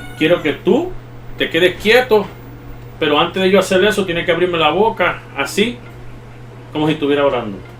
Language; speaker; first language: Spanish; early bilingual, heritage; Spanish